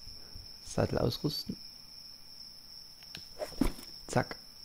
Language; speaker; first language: German; native; German